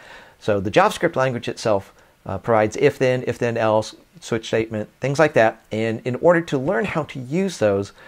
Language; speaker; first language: English; native; English